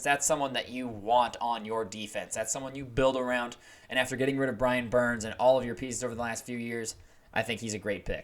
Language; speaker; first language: English; native; English